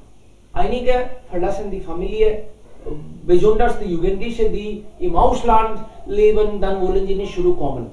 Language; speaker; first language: German; non-native, learner; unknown